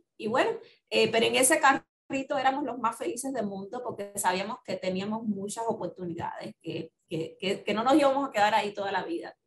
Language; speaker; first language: Spanish; native; Spanish